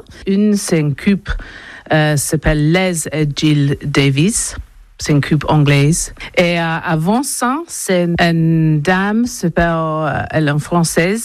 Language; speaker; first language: French; non-native, learner; English